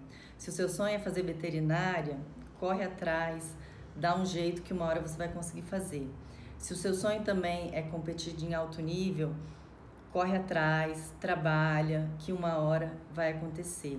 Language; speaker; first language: Portuguese; native; Portuguese